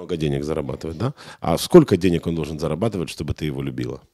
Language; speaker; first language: Russian; native; Russian